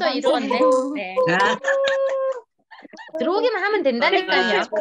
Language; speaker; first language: Korean; native; Korean